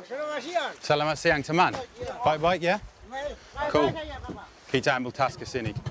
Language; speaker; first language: Indonesian; non-native, learner; English